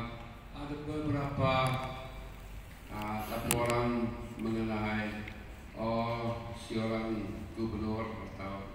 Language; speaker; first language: Indonesian; non-native, fluent; English